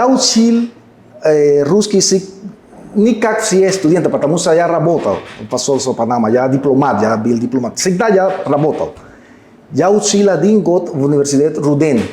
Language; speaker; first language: Russian; non-native, learner; Spanish